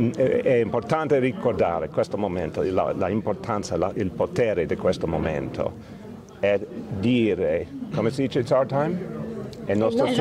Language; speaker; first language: Italian; non-native, learner; English